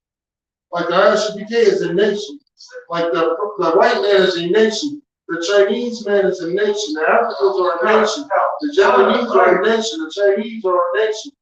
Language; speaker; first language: English; native; English